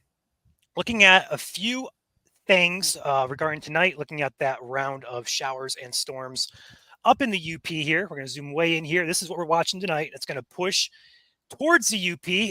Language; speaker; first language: English; native; English